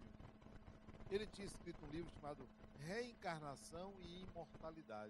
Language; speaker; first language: Portuguese; native; Portuguese